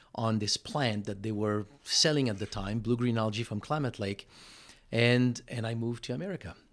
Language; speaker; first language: English; non-native, fluent; French